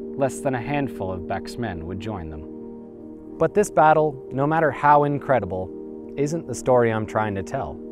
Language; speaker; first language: English; native; English